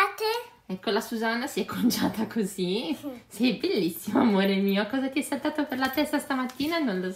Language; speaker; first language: Italian; native; Italian